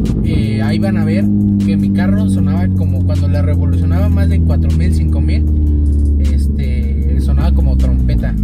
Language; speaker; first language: Spanish; native; Spanish